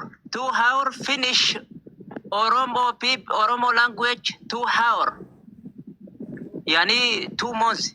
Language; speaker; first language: English; non-native, learner; Oromo